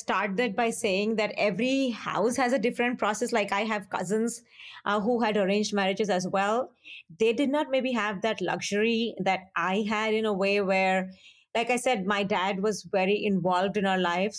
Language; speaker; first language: English; non-native, local second language; Hindi